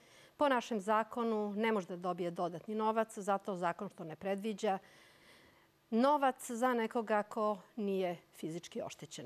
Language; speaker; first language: Bosnian; native; Bosnian